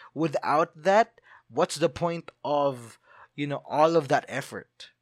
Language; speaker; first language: English; non-native, local second language; Filipino